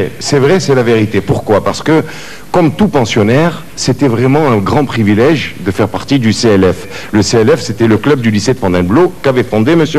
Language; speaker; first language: French; native; French